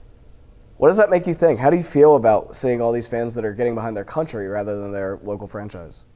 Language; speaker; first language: English; native; English